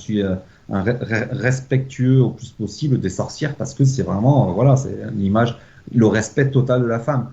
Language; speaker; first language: French; native; French